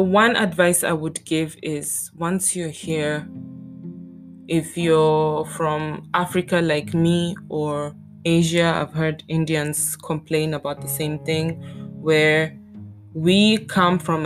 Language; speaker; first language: English; non-native, local second language; Tswana